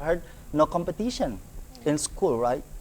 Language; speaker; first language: English; non-native, learner; Indonesian